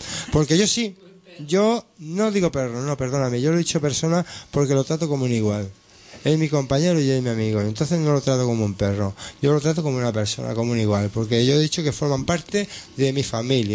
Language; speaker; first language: Spanish; native; Spanish